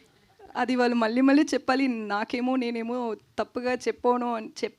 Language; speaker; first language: Telugu; non-native, learner; Tamil